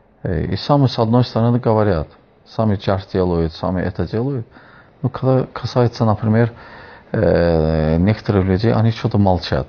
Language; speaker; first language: Russian; non-native, fluent; Azerbaijani